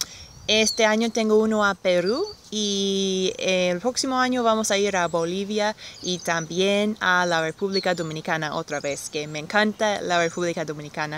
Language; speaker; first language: Spanish; non-native, fluent; English